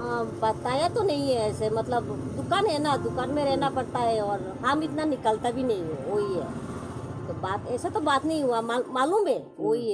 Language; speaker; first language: Hindi; non-native, local second language; Marwari